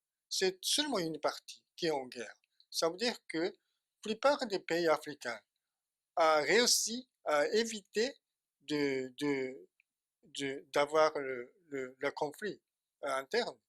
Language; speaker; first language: French; non-native, fluent; Japanese